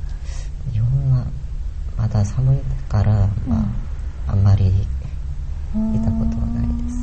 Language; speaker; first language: Japanese; non-native, learner; Korean